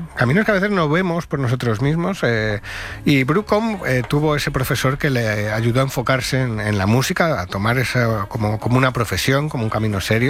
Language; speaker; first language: Spanish; native; Spanish